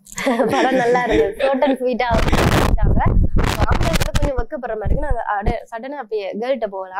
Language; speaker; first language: Tamil; native; Tamil